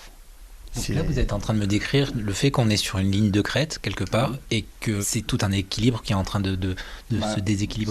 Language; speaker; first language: French; native; French